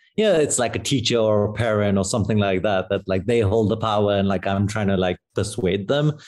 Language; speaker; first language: English; native; English